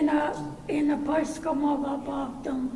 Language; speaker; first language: Polish; early bilingual, heritage; Polish